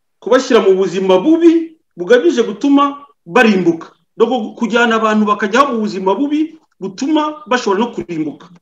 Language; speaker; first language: Kinyarwanda; native; Kinyarwanda